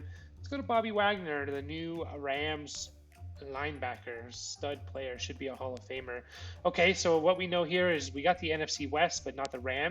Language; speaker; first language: English; native; English